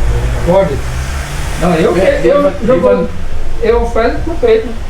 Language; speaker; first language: Portuguese; non-native, learner; Haitian Creole